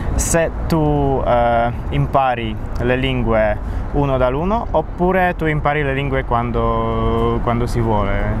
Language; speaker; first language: Italian; non-native, learner; Polish